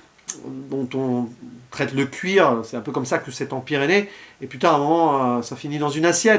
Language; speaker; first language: French; native; French